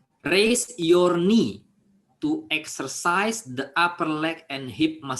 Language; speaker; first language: English; non-native, fluent; Indonesian